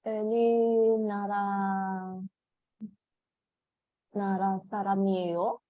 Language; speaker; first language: Korean; non-native, learner; Indonesian